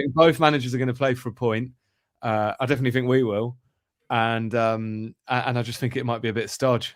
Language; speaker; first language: English; native; English